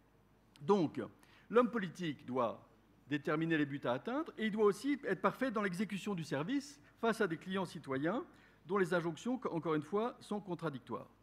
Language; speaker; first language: French; native; French